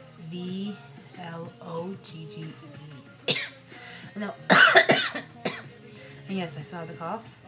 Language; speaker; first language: English; early bilingual, other home language; Spanish